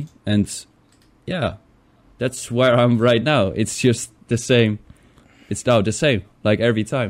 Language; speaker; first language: English; non-native, fluent; Dutch